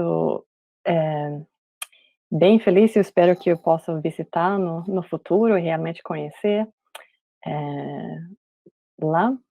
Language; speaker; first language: Portuguese; non-native, fluent; Swedish